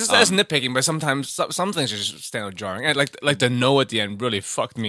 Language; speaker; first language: English; native; English